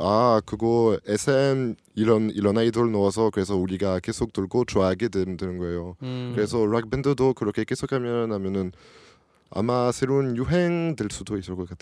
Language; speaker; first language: Korean; non-native, learner; French